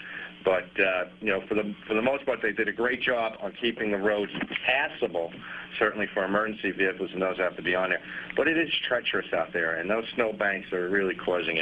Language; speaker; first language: English; native; English